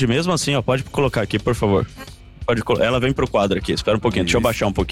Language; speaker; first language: Portuguese; native; Portuguese